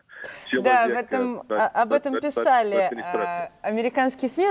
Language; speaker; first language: Russian; native; Russian